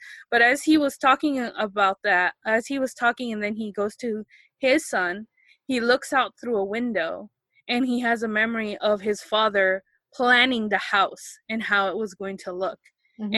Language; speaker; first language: English; native; English